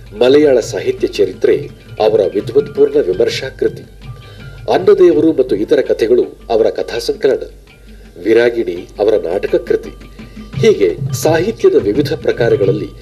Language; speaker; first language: Kannada; native; Kannada